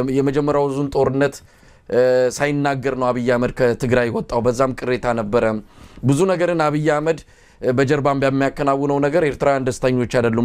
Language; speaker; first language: Amharic; native; Amharic